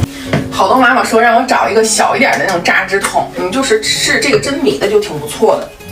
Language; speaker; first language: Chinese; native; Chinese